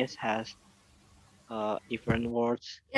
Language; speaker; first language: English; non-native, learner; Indonesian